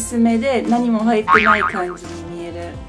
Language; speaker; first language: Japanese; non-native, fluent; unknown